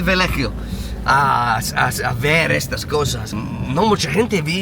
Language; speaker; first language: Spanish; non-native, learner; English